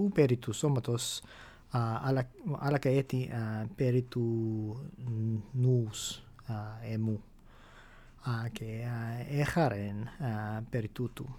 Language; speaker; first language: Greek; non-native, fluent; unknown